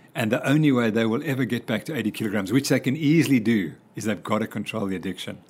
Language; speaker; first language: English; native; English